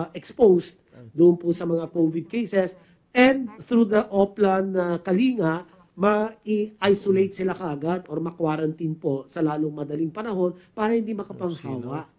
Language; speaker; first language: Filipino; native; Filipino